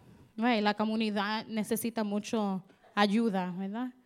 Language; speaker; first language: Spanish; early bilingual, heritage; Spanish